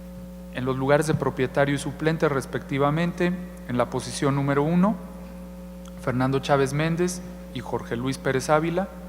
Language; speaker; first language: Spanish; native; Spanish